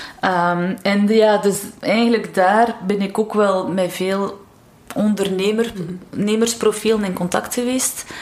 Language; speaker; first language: Dutch; non-native, local second language; French